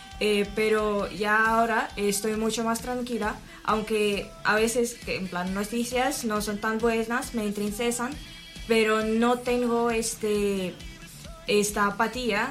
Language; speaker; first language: Spanish; non-native, learner; Ukrainian